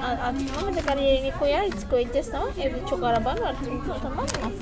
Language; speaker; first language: Turkish; non-native, learner; Indonesian